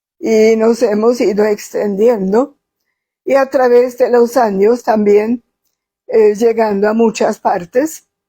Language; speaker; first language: Spanish; non-native, fluent; Swedish